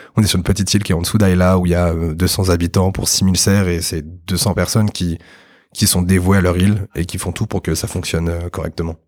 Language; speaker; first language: French; native; French